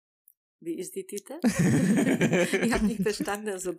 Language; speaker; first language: German; non-native, learner; Polish